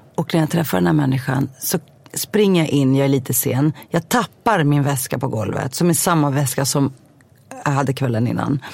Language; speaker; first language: Swedish; early bilingual, other home language; Greek